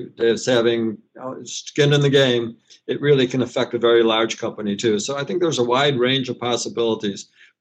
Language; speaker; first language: English; native; English